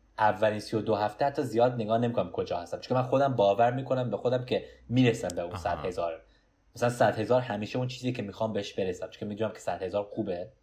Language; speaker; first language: Persian; early bilingual, heritage; Persian